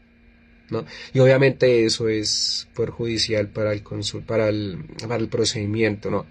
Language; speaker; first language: Spanish; native; Spanish